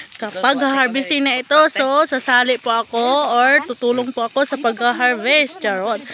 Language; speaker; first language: Filipino; non-native, local second language; Cebuano